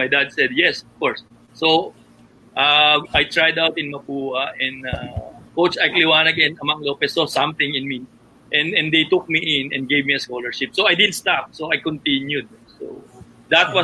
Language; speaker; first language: English; non-native, local second language; Filipino